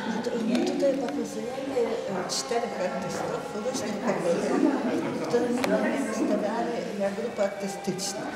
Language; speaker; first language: Polish; non-native, learner; Lithuanian